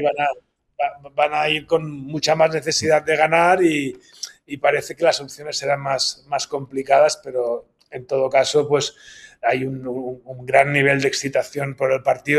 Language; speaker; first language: Spanish; native; Spanish